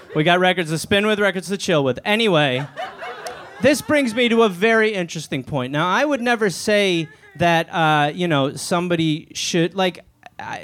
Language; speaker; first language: English; native; English